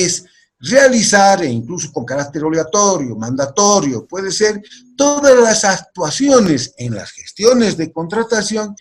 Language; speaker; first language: Spanish; native; Spanish